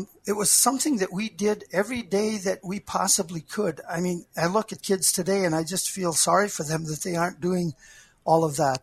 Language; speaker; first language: English; native; English